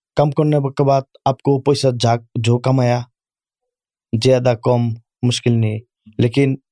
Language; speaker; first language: Urdu; non-native, learner; Bangla